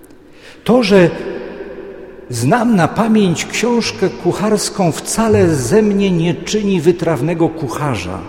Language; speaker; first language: Polish; native; Polish